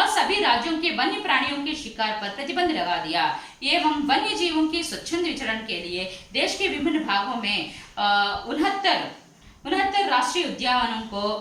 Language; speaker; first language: Hindi; non-native, local second language; Telugu